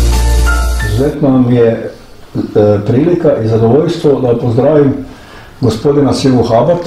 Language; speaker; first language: Croatian; native; Croatian